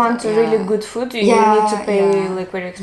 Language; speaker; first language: English; non-native, learner; Russian